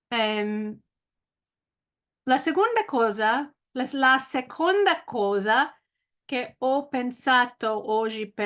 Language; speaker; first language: Italian; non-native, learner; English